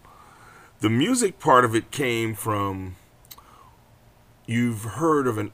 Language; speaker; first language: English; native; English